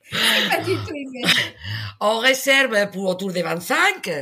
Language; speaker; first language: French; non-native, fluent; Spanish